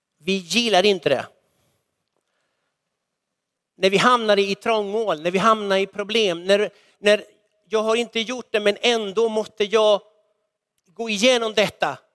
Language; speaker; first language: Swedish; non-native, fluent; Spanish